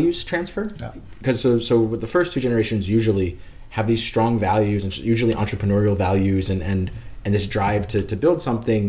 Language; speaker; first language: English; native; English